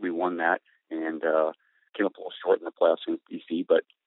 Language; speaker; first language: English; native; English